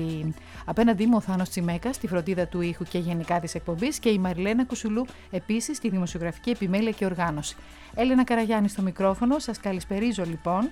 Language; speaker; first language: Greek; native; Greek